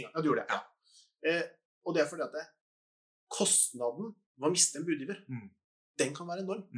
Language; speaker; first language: Norwegian; native; Norwegian